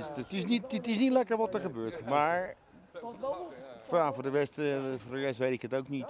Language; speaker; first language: Dutch; native; Dutch